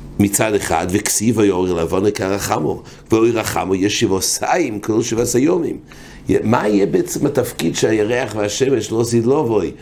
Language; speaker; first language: Hebrew; non-native, fluent; English